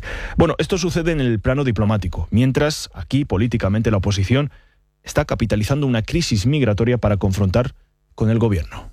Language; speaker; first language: Spanish; native; Spanish